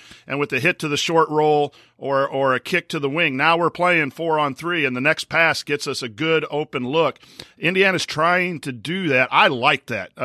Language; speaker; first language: English; native; English